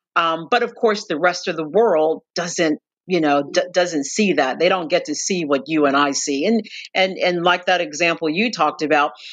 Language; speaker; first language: English; native; English